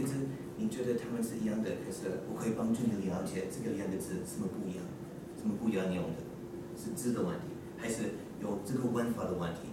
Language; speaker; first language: Chinese; non-native, learner; English